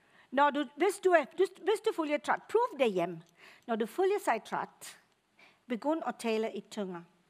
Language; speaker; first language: Danish; non-native, fluent; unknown